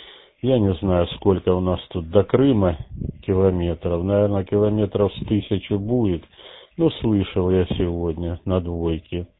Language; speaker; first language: Russian; native; Russian